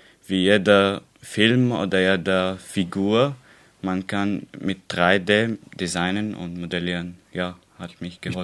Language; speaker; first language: German; non-native, learner; Arabic